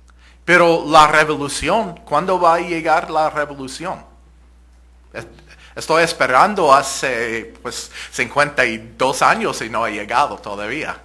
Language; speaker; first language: Spanish; non-native, fluent; English